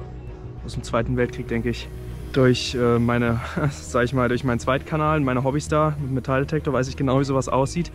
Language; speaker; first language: German; native; German